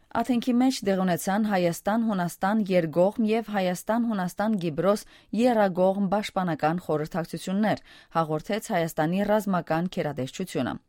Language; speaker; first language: Armenian; early bilingual, heritage; Armenian